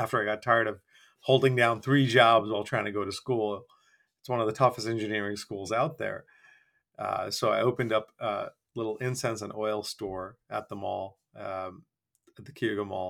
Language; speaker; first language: English; non-native, local second language; Bangla